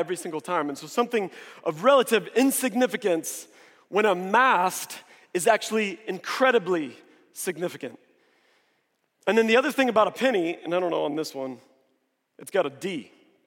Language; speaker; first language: English; native; English